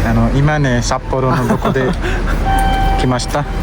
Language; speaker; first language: Japanese; non-native, learner; Nepali